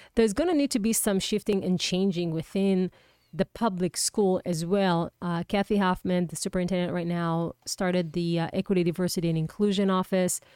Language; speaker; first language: English; non-native, fluent; Hebrew